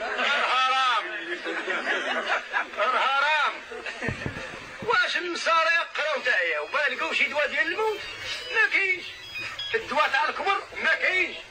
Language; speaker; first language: Arabic; native; Arabic